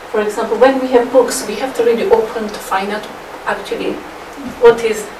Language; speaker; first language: English; non-native, fluent; Turkish